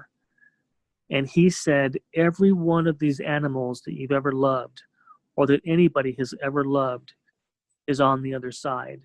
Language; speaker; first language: English; native; English